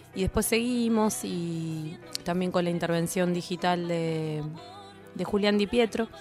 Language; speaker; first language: Spanish; native; Spanish